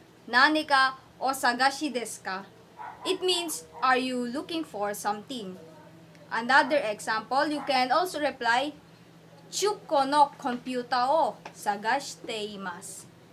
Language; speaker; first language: English; non-native, local second language; Filipino